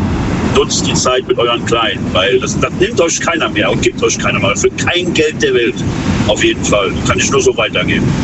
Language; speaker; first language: German; native; German